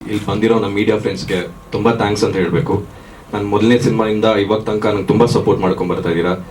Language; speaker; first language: Kannada; native; Kannada